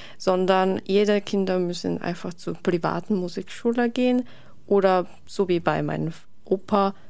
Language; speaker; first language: German; non-native, learner; Japanese